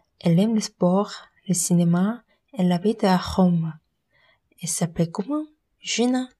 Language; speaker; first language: French; non-native, learner; Korean